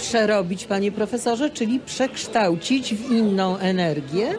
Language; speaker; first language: Polish; native; Polish